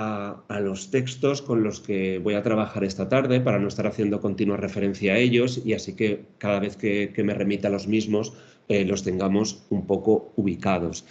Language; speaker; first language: Spanish; native; Spanish